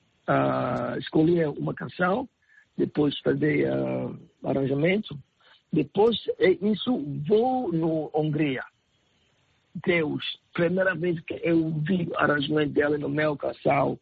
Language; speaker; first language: Portuguese; non-native, learner; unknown